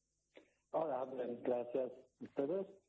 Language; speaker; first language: Spanish; non-native, learner; Polish